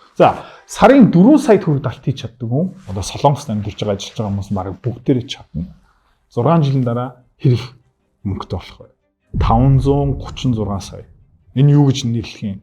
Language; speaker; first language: Mongolian; native; Mongolian